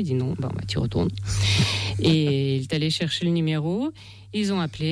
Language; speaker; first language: French; non-native, fluent; Russian